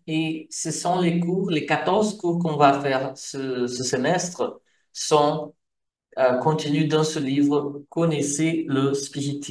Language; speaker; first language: French; non-native, fluent; Portuguese